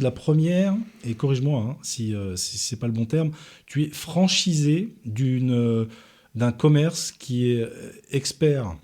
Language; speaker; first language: French; native; French